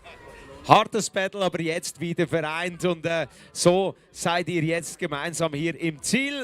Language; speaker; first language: German; native; German